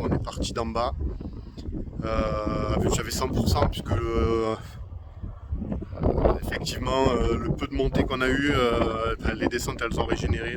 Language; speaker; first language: French; native; French